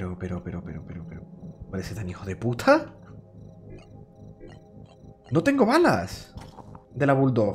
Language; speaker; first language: Spanish; native; Spanish